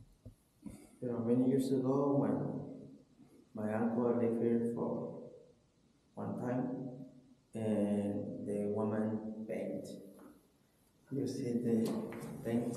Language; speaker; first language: English; non-native, learner; Spanish